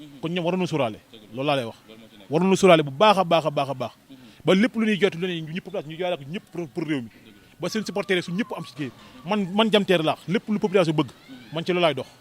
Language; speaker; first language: Wolof; native; Wolof